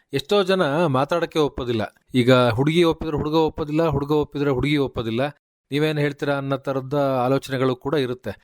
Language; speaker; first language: Kannada; native; Kannada